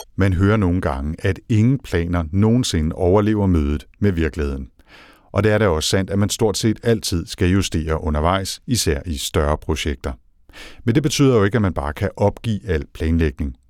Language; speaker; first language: Danish; native; Danish